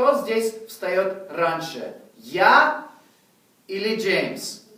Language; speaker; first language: Russian; non-native, fluent; English